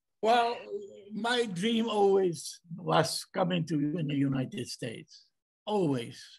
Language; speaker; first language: English; non-native, learner; Czech